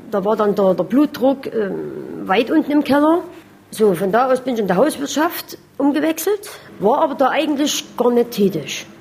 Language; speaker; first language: German; native; German